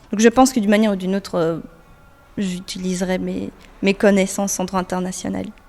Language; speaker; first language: French; native; French